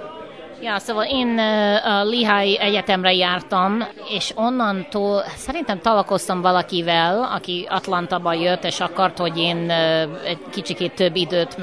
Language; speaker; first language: Hungarian; early bilingual, heritage; English